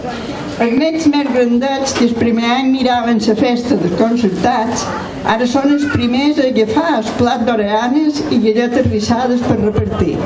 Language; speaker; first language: Catalan; native; Catalan